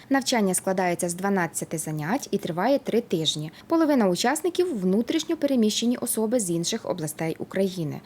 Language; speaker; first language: Ukrainian; native; Ukrainian